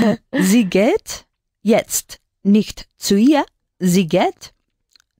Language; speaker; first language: German; non-native, learner; Spanish